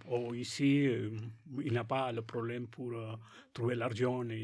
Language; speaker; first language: French; non-native, learner; Spanish